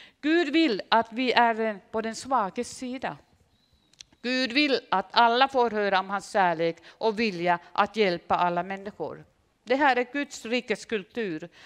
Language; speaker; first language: Swedish; non-native, fluent; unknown